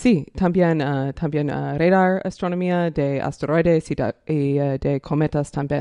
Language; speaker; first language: Spanish; non-native, learner; English